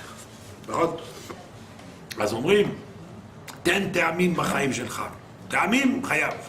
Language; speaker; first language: Hebrew; non-native, fluent; French